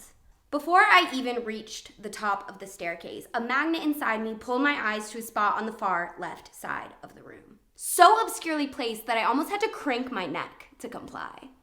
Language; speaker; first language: English; native; English